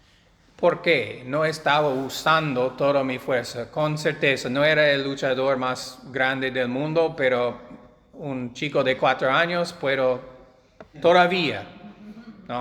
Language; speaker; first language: Spanish; non-native, fluent; English